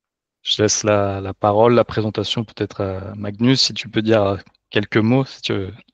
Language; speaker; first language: French; native; French